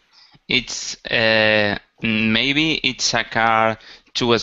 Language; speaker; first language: English; non-native, learner; Spanish